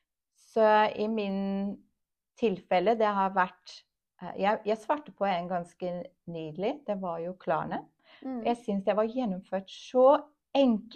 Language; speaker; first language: Norwegian; non-native, fluent; English